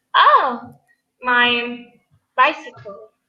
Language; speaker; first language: English; non-native, learner; Vietnamese